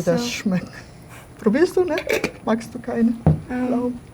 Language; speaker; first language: German; non-native, fluent; Polish